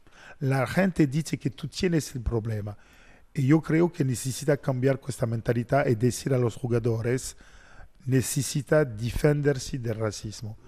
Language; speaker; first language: Spanish; non-native, learner; French